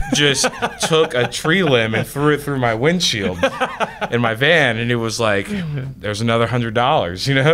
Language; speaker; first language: English; native; English